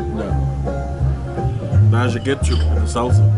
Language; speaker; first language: Russian; non-native, learner; Spanish